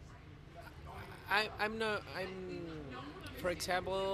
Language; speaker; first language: English; non-native, fluent; Spanish